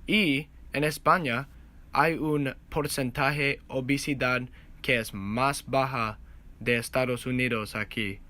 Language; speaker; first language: Spanish; non-native, learner; English